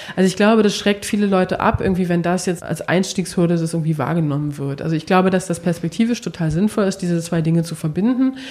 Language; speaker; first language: German; native; German